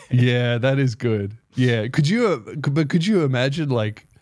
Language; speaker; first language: English; native; English